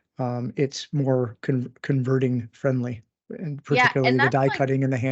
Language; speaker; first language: English; native; English